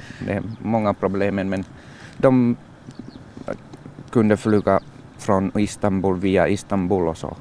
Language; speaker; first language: Swedish; non-native, learner; Finnish